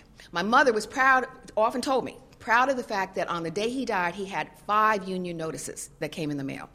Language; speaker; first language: English; native; English